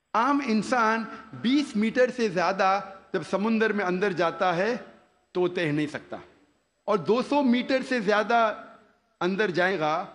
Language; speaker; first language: Hindi; non-native, local second language; Konkani